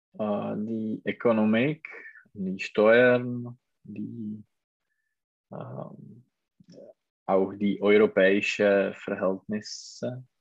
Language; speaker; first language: German; non-native, learner; Czech